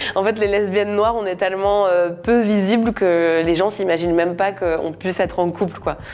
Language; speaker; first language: French; native; French